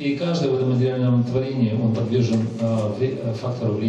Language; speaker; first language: Russian; native; Russian